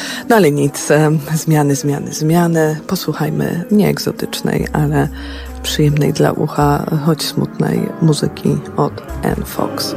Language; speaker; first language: Polish; native; Polish